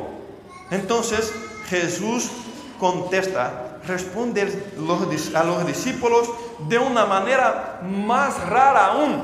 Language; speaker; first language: Spanish; non-native, fluent; Portuguese